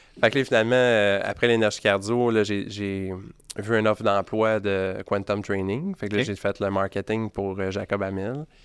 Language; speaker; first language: French; native; French